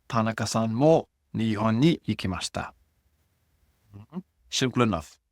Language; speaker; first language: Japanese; non-native, fluent; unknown